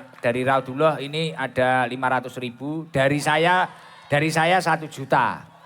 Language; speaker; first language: Indonesian; non-native, local second language; Javanese